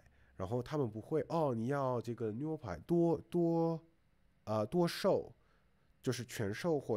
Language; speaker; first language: Chinese; non-native, fluent; English